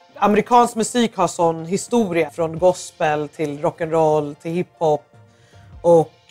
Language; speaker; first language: Swedish; early bilingual, other home language; English